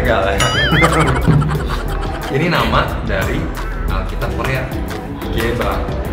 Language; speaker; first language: Indonesian; early bilingual, other home language; Korean